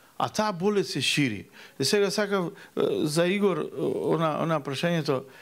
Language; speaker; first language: Macedonian; native; Macedonian